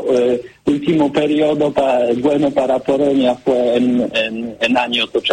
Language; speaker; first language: Spanish; non-native, learner; Polish